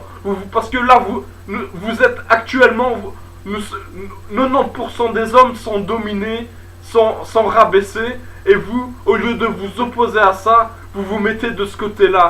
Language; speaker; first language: French; native; French